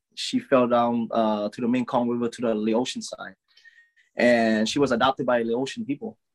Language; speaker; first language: English; early bilingual, other home language; Lao